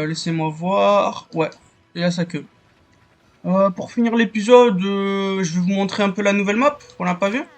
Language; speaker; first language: French; native; French